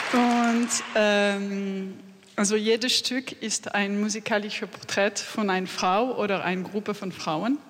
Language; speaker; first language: German; non-native, learner; French